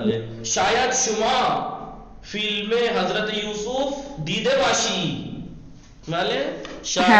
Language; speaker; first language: Persian; non-native, fluent; Urdu